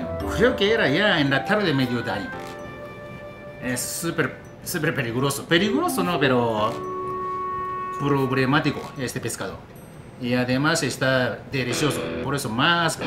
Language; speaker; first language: Spanish; non-native, learner; Japanese